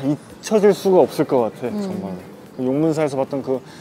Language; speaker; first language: Korean; native; Korean